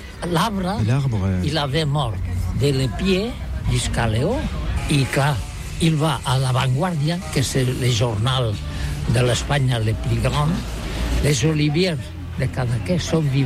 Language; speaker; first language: French; non-native, learner; Catalan